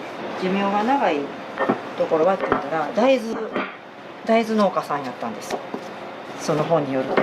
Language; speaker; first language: Japanese; native; Japanese